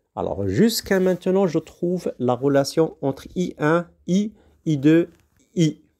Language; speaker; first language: French; non-native, local second language; Arabic